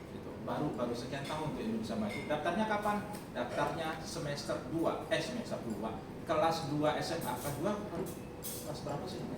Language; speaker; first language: Indonesian; non-native, local second language; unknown